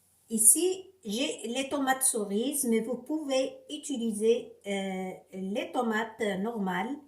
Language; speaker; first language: French; non-native, local second language; Arabic